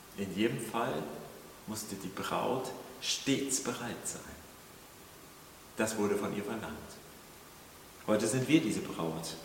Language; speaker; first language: German; native; German